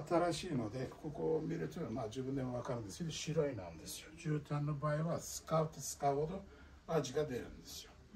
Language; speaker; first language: Japanese; non-native, fluent; Turkish